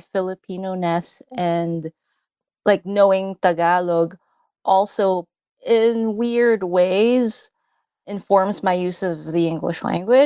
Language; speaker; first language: English; non-native, local second language; Filipino